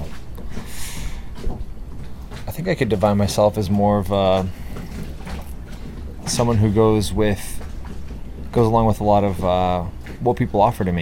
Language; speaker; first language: English; native; English